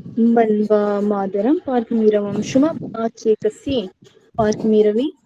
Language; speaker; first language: Persian; non-native, learner; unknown